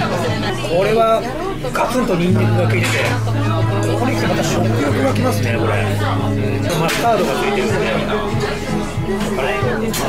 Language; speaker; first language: Japanese; native; Japanese